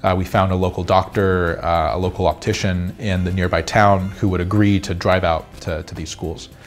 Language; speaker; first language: English; native; English